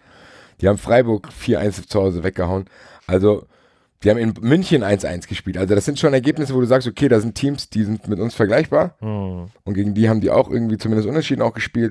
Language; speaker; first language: German; native; German